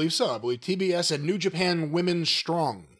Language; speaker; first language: English; native; English